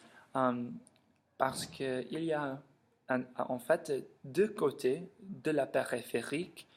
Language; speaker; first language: French; non-native, learner; English